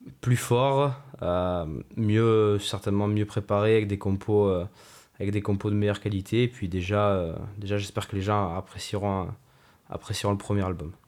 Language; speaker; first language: French; native; French